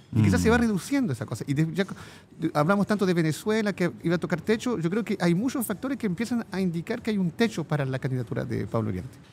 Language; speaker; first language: Spanish; non-native, fluent; French